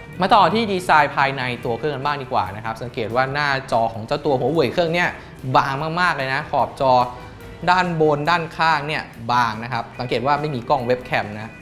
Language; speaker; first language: Thai; native; Thai